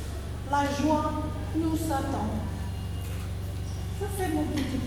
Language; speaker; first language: French; non-native, fluent; Spanish